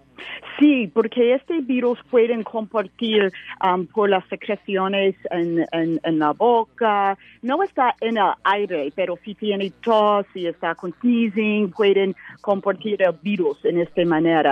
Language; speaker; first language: Spanish; non-native, learner; English